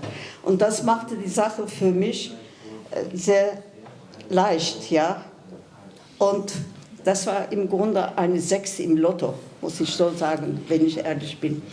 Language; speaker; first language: German; non-native, fluent; Kurdish